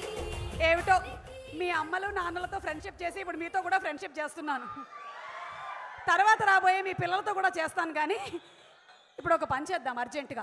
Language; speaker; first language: Telugu; native; Telugu